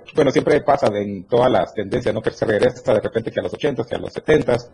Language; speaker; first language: Spanish; native; Spanish